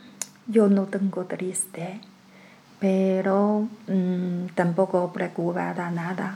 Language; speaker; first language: Spanish; non-native, learner; Chinese